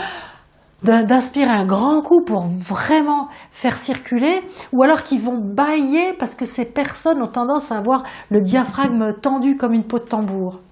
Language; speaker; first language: French; native; French